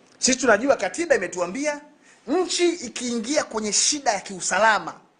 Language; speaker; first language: Swahili; native; Swahili